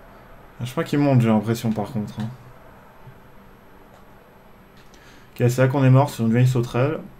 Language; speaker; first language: French; native; French